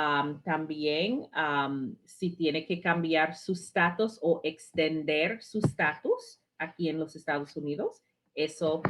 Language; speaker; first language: Spanish; non-native, fluent; English